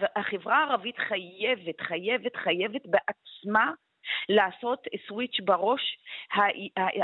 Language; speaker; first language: Hebrew; non-native, local second language; Arabic